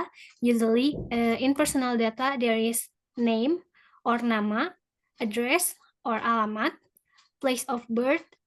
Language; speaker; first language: English; non-native, fluent; Indonesian